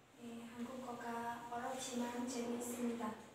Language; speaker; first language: Korean; non-native, learner; Vietnamese